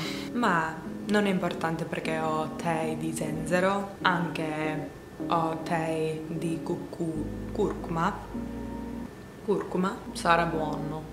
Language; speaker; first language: Italian; non-native, learner; English